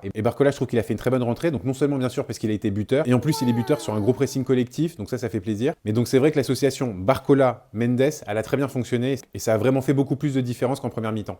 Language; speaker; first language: French; native; French